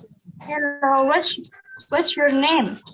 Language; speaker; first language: English; non-native, learner; Indonesian